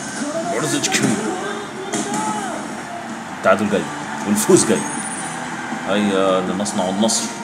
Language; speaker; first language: Arabic; native; Arabic